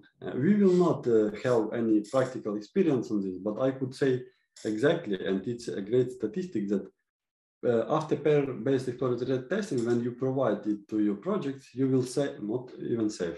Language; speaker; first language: English; non-native, fluent; Ukrainian